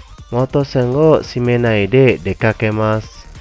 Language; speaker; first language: Japanese; non-native, fluent; Indonesian